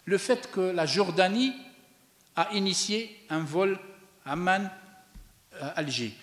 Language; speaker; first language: French; non-native, local second language; Arabic